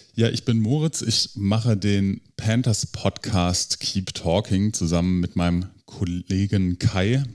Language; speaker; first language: German; native; German